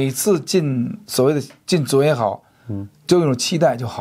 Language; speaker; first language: Chinese; native; Chinese